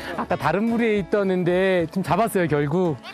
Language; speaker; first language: Korean; native; Korean